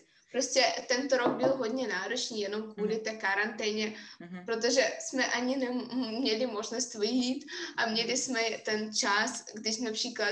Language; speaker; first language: Czech; non-native, fluent; Russian